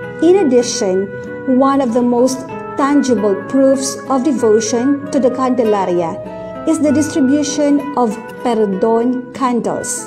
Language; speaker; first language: English; non-native, local second language; Filipino